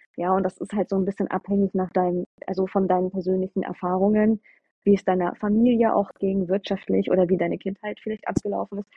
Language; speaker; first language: German; early bilingual, other home language; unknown